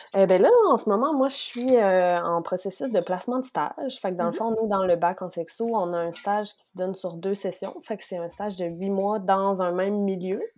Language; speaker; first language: French; native; French